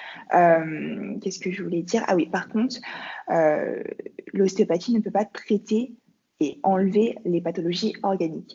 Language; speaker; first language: French; native; French